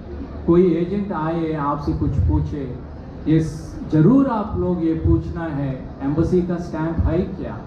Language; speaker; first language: Hindi; non-native, local second language; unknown